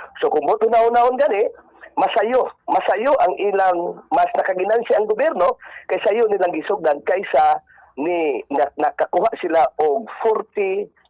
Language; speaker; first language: Cebuano; native; Cebuano